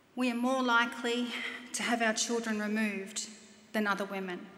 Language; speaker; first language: English; native; English